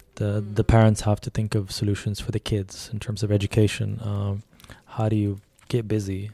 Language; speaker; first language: English; early bilingual, other home language; Arabic